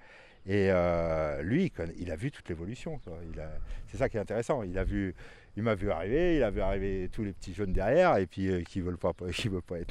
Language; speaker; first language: French; native; French